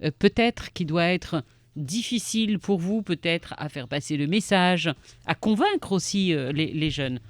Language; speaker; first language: French; non-native, local second language; Arabic